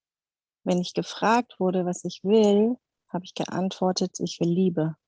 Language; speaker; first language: German; non-native, fluent; Dutch